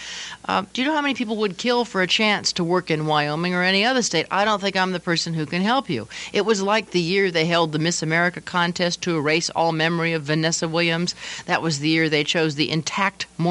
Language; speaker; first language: English; native; English